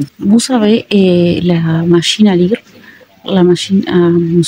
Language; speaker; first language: French; non-native, learner; Spanish